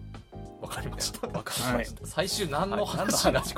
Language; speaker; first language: Japanese; native; Japanese